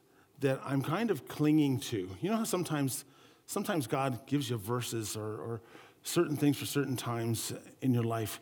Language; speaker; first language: English; native; English